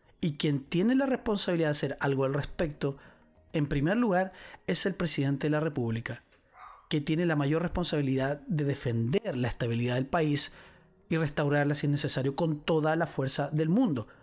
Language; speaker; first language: Spanish; native; Spanish